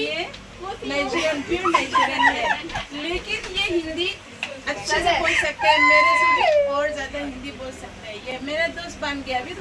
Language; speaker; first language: Hindi; non-native, local second language; Assamese